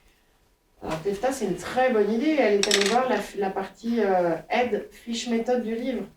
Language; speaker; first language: French; native; French